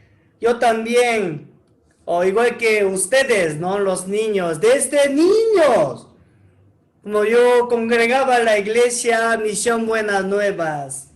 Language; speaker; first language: Spanish; non-native, learner; Korean